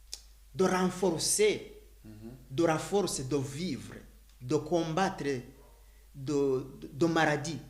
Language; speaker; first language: French; non-native, learner; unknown